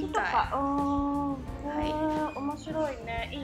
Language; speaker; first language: Japanese; native; Japanese